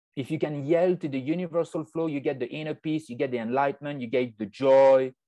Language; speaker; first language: English; non-native, fluent; French